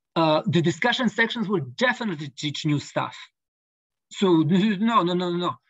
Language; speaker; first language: English; non-native, fluent; Polish